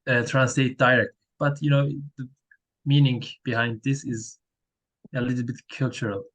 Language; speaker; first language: English; non-native, learner; Turkish